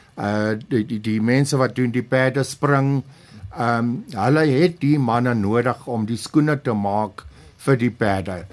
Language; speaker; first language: Afrikaans; non-native, local second language; English